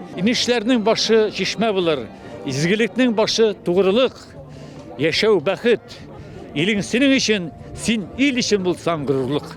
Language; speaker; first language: Tatar; native; Tatar